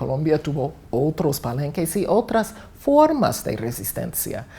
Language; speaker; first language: Spanish; non-native, fluent; English